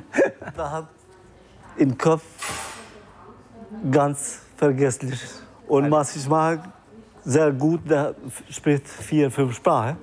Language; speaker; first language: German; non-native, learner; Albanian